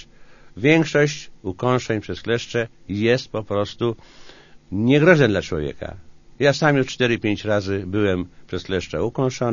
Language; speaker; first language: Polish; native; Polish